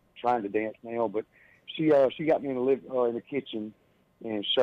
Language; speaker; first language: English; native; English